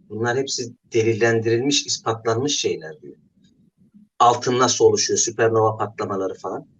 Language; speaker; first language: Turkish; native; Turkish